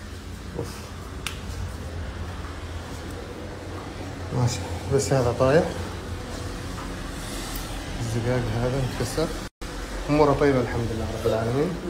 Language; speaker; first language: Arabic; native; Arabic